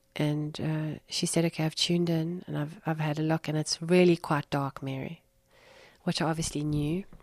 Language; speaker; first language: English; native; English